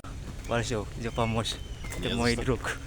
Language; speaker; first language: Russian; non-native, learner; Indonesian